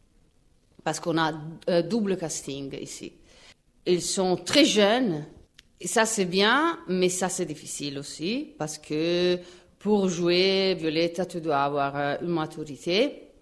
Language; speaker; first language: French; non-native, fluent; Italian